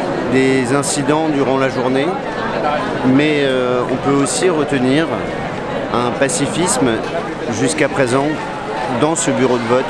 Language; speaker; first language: French; native; French